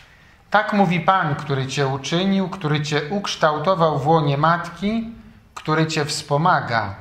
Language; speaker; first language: Polish; native; Polish